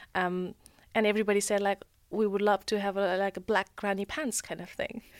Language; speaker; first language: English; non-native, local second language; Nepali